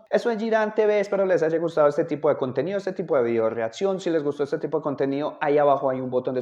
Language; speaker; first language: Spanish; native; Spanish